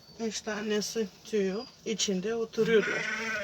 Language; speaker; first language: Turkish; non-native, fluent; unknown